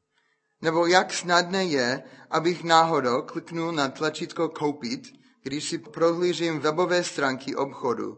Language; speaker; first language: Czech; non-native, fluent; English